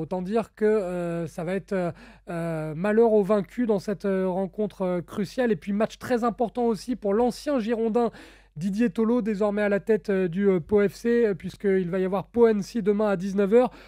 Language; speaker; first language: French; native; French